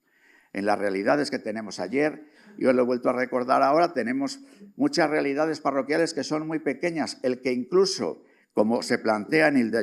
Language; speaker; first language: Spanish; native; Spanish